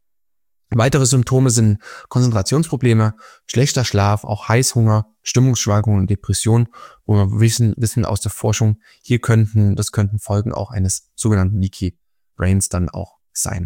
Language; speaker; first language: German; native; German